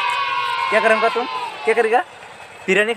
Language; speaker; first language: Hindi; non-native, local second language; Bodo